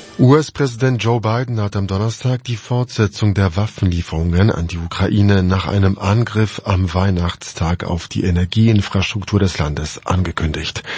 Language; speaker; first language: German; non-native, fluent; Polish